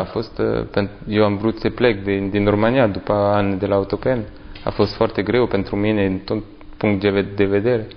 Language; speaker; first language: Romanian; non-native, learner; French